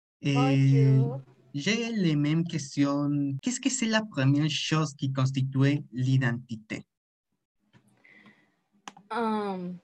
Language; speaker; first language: French; non-native, learner; Spanish